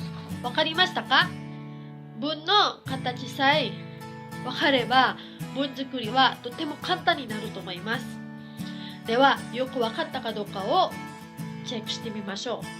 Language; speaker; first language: Japanese; non-native, fluent; Cebuano